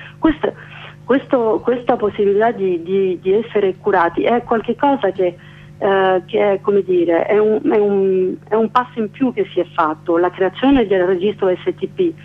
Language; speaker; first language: Italian; non-native, fluent; French